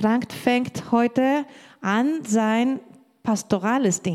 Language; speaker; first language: German; non-native, learner; Portuguese